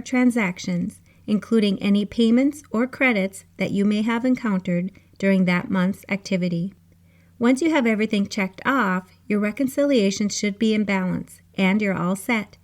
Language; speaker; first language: English; native; English